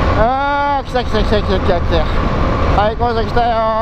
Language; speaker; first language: Japanese; native; Japanese